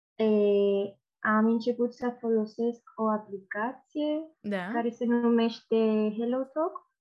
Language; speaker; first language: Romanian; non-native, fluent; Spanish